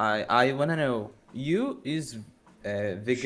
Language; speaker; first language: English; non-native, learner; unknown